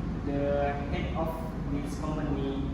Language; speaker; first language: English; non-native, learner; Indonesian